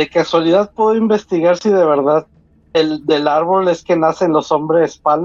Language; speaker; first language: Spanish; native; Spanish